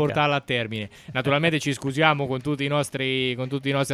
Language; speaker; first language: Italian; native; Italian